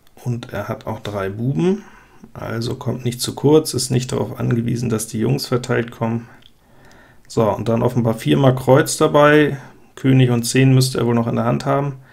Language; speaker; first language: German; native; German